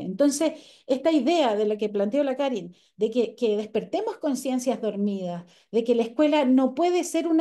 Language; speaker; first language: Spanish; native; Spanish